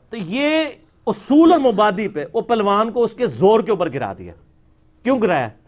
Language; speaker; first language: Urdu; non-native, local second language; Punjabi